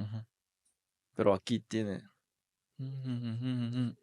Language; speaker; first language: Spanish; non-native, learner; Korean